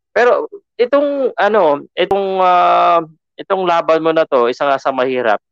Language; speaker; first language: Filipino; native; Filipino